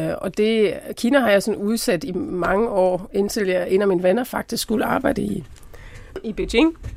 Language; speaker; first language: Danish; non-native, fluent; German